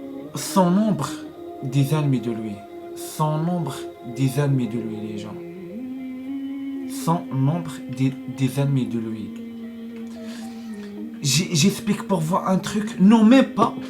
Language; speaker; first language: French; non-native, learner; Arabic